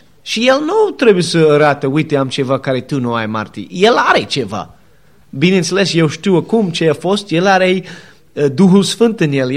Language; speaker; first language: Romanian; non-native, learner; English